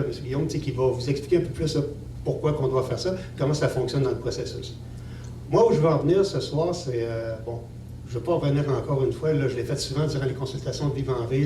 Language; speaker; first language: French; native; French